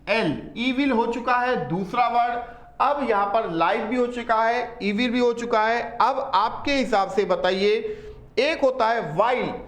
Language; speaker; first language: Hindi; native; Hindi